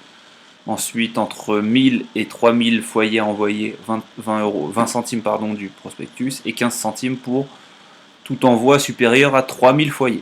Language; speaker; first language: French; native; French